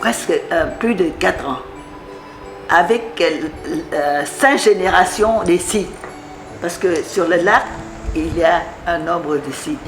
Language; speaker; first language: French; non-native, fluent; Vietnamese